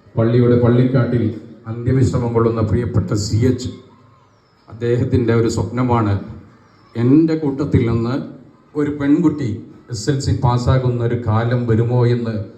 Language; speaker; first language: Malayalam; native; Malayalam